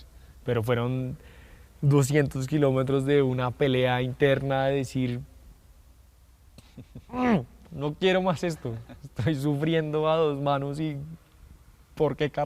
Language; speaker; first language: Spanish; native; Spanish